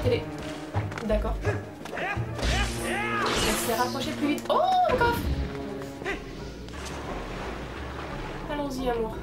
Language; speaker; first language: French; native; French